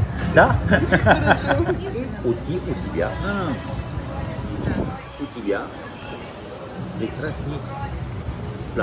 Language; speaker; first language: Russian; non-native, learner; French